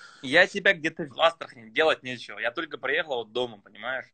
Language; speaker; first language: Russian; native; Russian